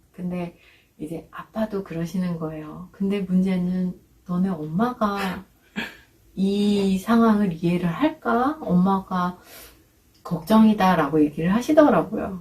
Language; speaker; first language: Korean; native; Korean